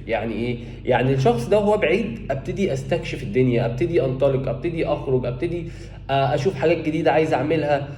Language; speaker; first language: Arabic; native; Arabic